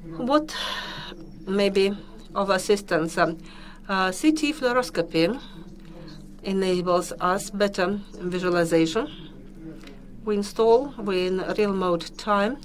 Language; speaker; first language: English; non-native, fluent; Russian